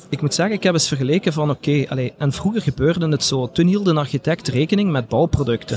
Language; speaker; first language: Dutch; native; Dutch